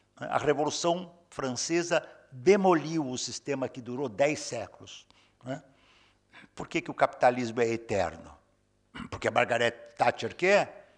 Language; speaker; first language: Portuguese; native; Portuguese